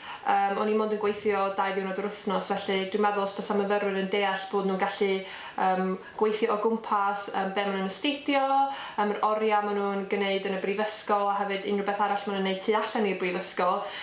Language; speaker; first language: Welsh; native; Welsh